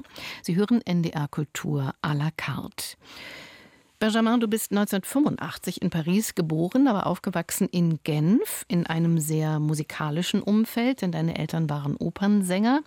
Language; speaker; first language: German; native; German